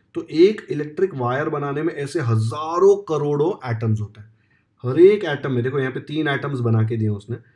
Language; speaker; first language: Hindi; non-native, local second language; Marathi